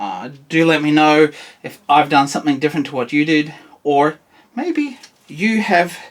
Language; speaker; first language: English; native; English